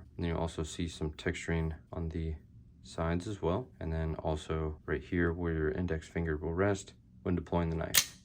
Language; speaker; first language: English; native; English